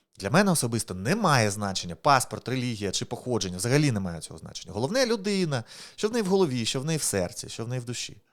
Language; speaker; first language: Ukrainian; native; Ukrainian